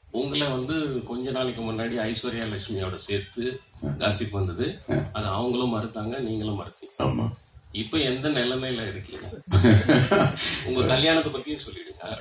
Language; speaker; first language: Tamil; native; Tamil